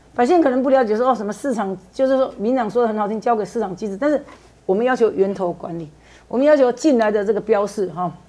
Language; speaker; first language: Chinese; native; Chinese